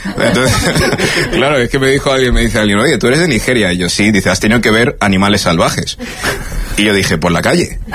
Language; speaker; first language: Spanish; early bilingual, other home language; English